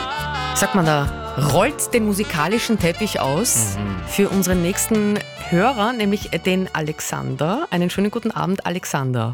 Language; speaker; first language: German; native; German